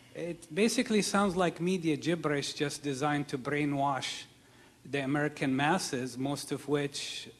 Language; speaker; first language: English; non-native, fluent; Arabic